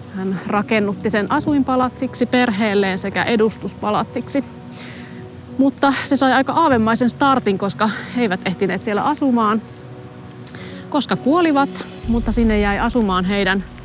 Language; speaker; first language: Finnish; native; Finnish